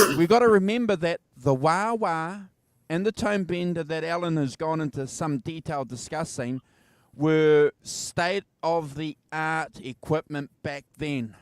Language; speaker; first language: English; native; English